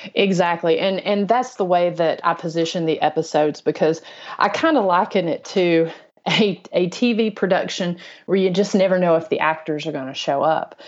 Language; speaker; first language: English; native; English